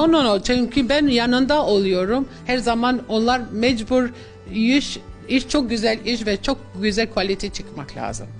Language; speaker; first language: Turkish; non-native, learner; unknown